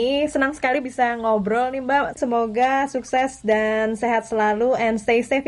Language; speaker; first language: Indonesian; native; Indonesian